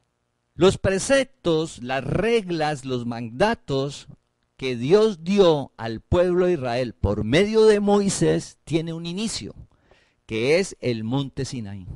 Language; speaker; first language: Spanish; native; Spanish